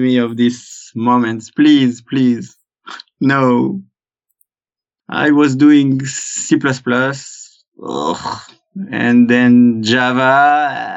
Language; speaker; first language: English; non-native, fluent; French